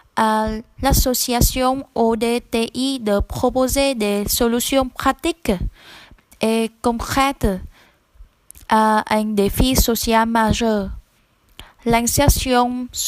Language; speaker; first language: French; non-native, learner; Vietnamese